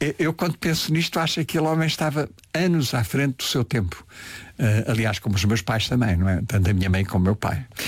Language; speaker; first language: Portuguese; early bilingual, heritage; Portuguese